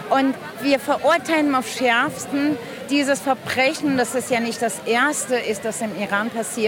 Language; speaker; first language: German; non-native, fluent; Persian